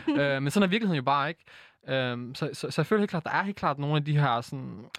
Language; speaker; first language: Danish; native; Danish